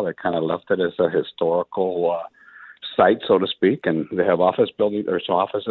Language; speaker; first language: English; early bilingual, other home language; Spanish